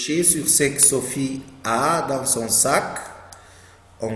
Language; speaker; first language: French; non-native, fluent; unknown